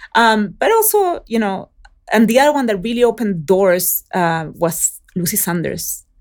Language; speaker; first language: English; early bilingual, other home language; Spanish